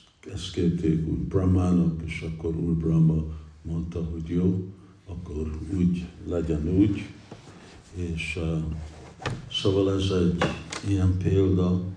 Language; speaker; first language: Hungarian; early bilingual, heritage; English